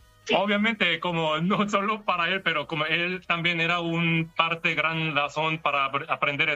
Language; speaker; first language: Spanish; non-native, learner; Korean